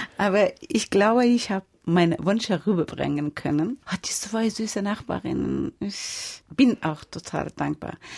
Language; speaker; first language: German; non-native, fluent; Persian